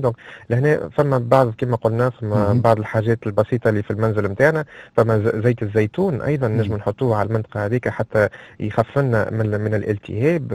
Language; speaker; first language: Arabic; native; Arabic